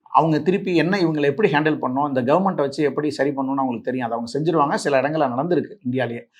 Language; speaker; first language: Tamil; native; Tamil